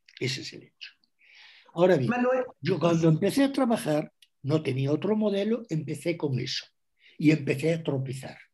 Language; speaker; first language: Spanish; non-native, local second language; Galician